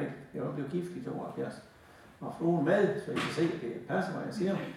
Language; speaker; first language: Danish; native; Danish